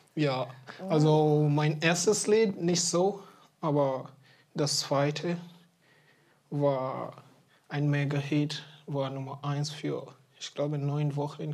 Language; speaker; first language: German; non-native, fluent; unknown